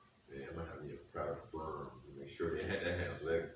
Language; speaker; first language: English; native; English